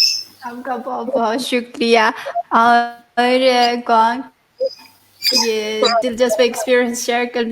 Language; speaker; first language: Hindi; non-native, fluent; Chinese